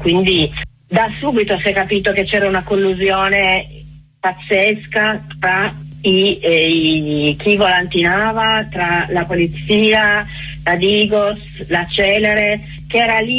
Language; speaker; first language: Italian; native; Italian